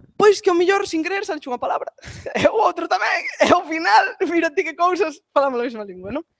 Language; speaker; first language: Galician; native; Galician